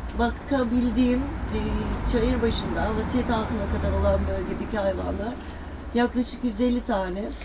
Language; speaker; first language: Turkish; native; Turkish